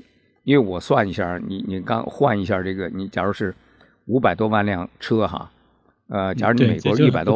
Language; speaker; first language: Chinese; native; Chinese